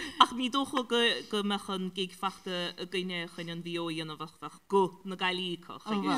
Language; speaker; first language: Irish; native; Irish